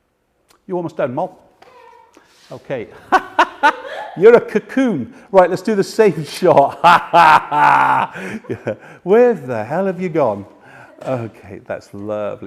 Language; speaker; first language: English; native; English